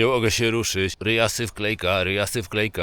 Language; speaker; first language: Polish; native; Polish